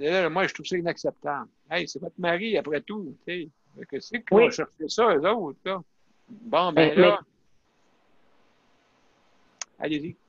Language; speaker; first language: French; native; French